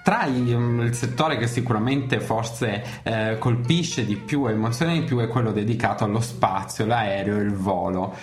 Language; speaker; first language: Italian; native; Italian